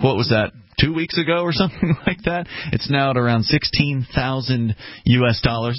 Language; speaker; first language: English; native; English